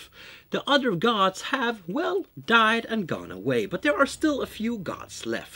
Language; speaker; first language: English; non-native, fluent; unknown